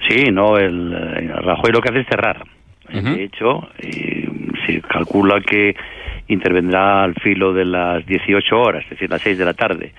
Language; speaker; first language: Spanish; native; Spanish